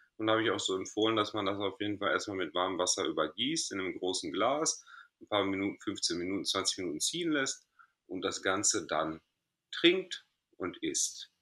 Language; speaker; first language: German; early bilingual, other home language; Greek